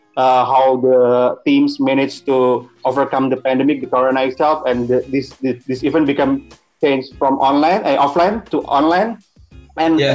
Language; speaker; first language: English; non-native, learner; Indonesian